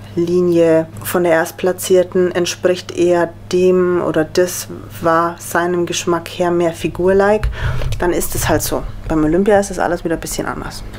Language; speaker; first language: German; native; German